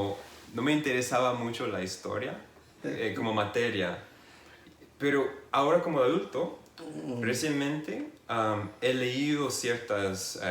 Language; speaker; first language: Spanish; non-native, fluent; English